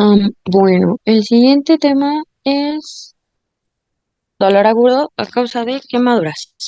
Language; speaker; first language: Spanish; native; Spanish